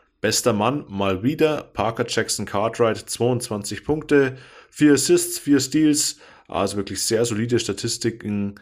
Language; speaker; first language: German; native; German